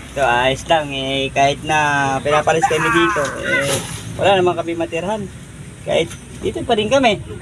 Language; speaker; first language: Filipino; non-native, local second language; Cebuano